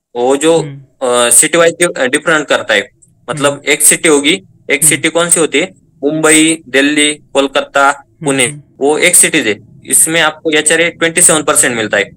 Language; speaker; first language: Hindi; non-native, local second language; Marathi